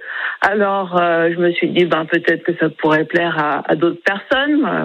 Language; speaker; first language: French; native; French